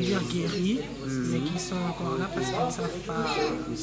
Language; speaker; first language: French; non-native, local second language; Kongo